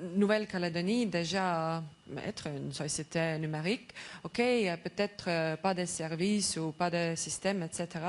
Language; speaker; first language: French; non-native, learner; Estonian